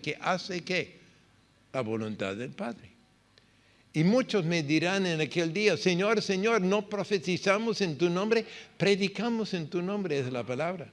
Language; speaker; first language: Spanish; non-native, fluent; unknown